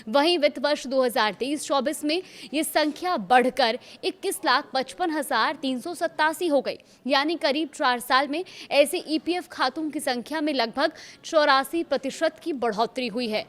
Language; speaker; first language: Hindi; native; Hindi